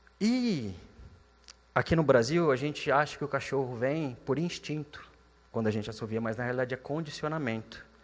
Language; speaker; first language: Portuguese; native; Portuguese